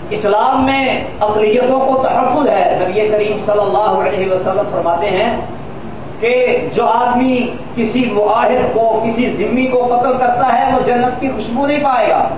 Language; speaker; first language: Urdu; non-native, local second language; Punjabi